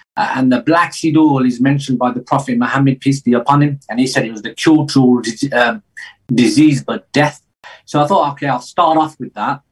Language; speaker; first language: English; native; English